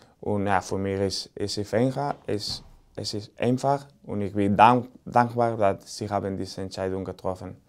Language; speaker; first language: German; non-native, learner; Spanish